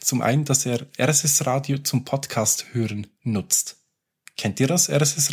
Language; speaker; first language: German; native; German